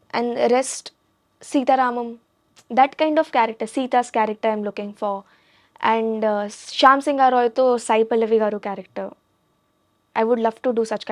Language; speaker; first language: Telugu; non-native, local second language; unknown